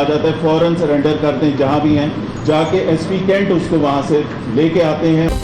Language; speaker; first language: Urdu; native; Urdu